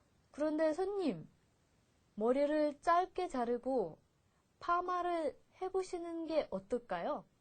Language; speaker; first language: Korean; non-native, fluent; Russian